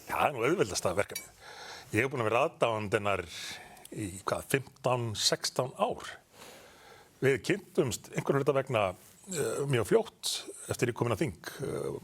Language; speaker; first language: Icelandic; native; Icelandic